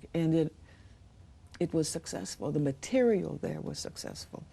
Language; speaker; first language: English; native; English